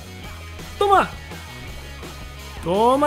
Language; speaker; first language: Portuguese; native; Portuguese